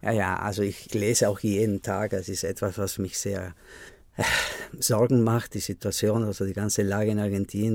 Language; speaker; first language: German; non-native, fluent; Spanish